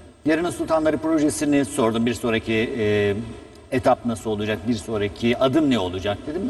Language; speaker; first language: Turkish; native; Turkish